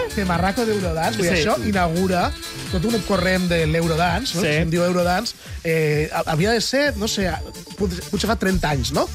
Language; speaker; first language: Catalan; non-native, fluent; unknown